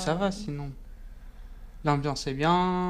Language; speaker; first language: French; native; French